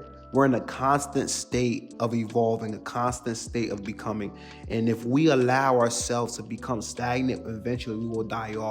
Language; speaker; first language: English; native; English